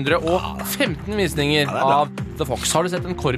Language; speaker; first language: Norwegian; native; Norwegian